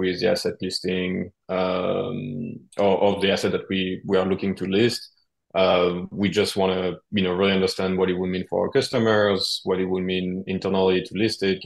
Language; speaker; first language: English; non-native, fluent; French